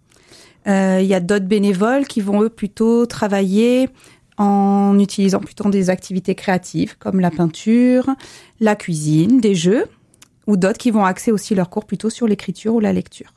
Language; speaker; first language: French; native; French